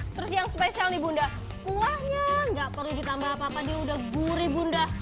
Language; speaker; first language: Indonesian; native; Indonesian